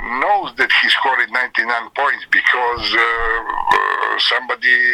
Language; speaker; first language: English; non-native, learner; Serbian